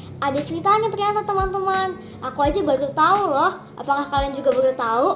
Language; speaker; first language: Indonesian; native; Indonesian